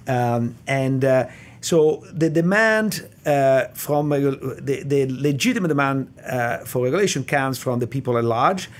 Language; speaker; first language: English; non-native, fluent; Italian